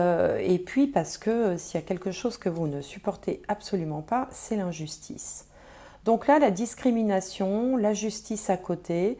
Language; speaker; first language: French; native; French